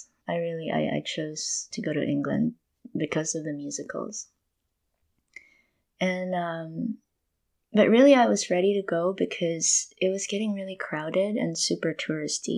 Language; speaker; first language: English; non-native, local second language; Filipino